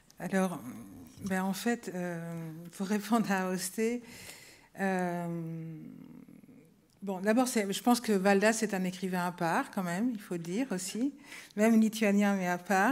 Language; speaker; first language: French; native; French